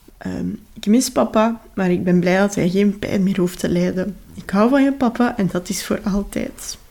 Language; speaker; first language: Dutch; native; Dutch